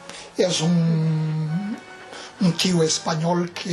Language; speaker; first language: Spanish; non-native, fluent; Portuguese